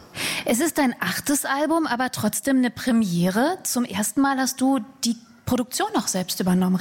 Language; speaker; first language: German; native; German